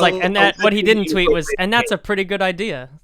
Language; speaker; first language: English; native; English